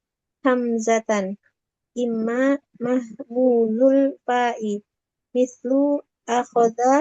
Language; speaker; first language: Arabic; non-native, learner; Indonesian